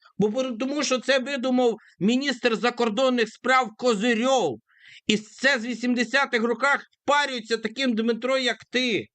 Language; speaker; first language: Ukrainian; native; Ukrainian